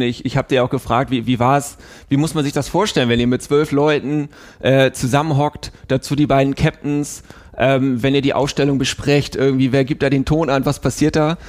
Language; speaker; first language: German; native; German